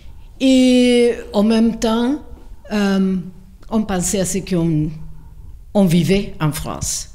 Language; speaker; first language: French; non-native, fluent; Spanish